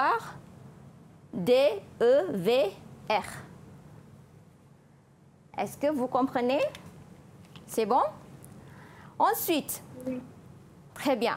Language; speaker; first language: French; non-native, fluent; Malay